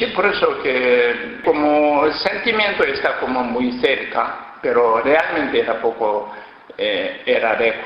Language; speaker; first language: Spanish; non-native, learner; Korean